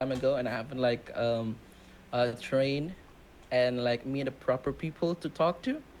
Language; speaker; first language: English; non-native, fluent; Indonesian